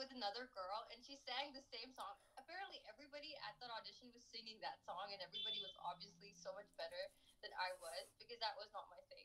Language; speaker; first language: English; non-native, local second language; Urdu